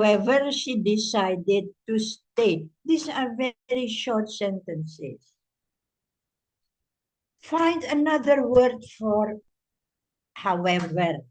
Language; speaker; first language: English; non-native, fluent; Indonesian